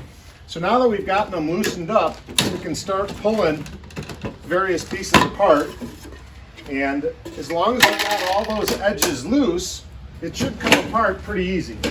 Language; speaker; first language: English; native; English